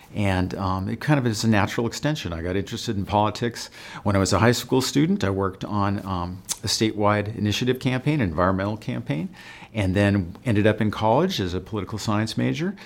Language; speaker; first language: English; native; English